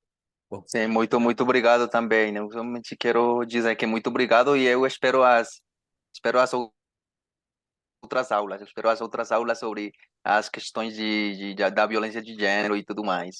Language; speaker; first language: Portuguese; non-native, learner; Spanish